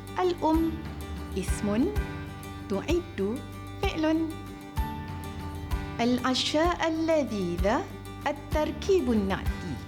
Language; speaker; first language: Arabic; non-native, fluent; Malay